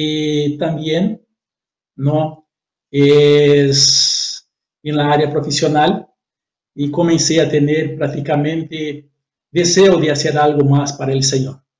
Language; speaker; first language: Spanish; non-native, fluent; Portuguese